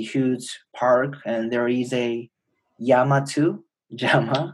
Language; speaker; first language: English; non-native, fluent; Korean